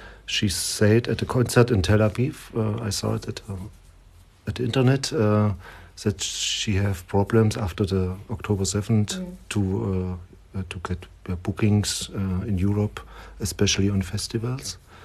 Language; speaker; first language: English; non-native, learner; German